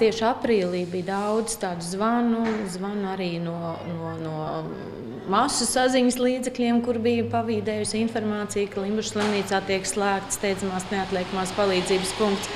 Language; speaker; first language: Latvian; native; Latvian